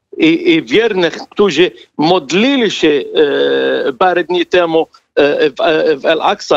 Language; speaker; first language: Polish; non-native, fluent; Arabic